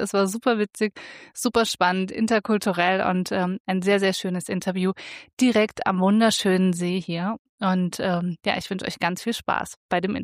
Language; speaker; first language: German; native; German